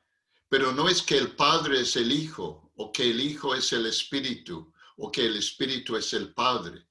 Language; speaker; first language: Spanish; non-native, fluent; English